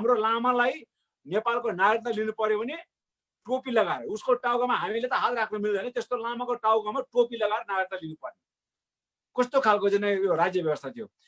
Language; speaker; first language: Nepali; non-native, local second language; Sherpa